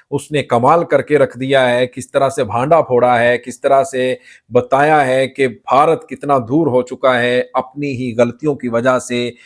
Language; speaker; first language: Urdu; native; Urdu